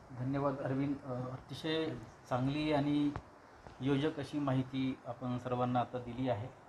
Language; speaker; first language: Marathi; native; Marathi